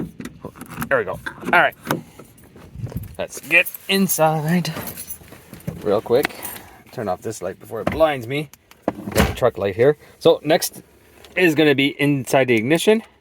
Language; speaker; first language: English; native; English